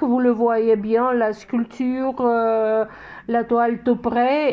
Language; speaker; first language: French; non-native, fluent; Russian